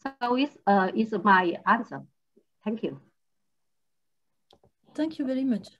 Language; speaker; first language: English; non-native, learner; Vietnamese